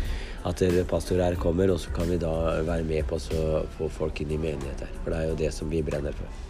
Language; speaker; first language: Norwegian; native; Norwegian